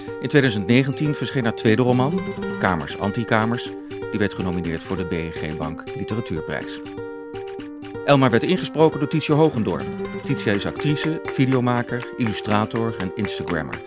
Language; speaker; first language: Dutch; native; Dutch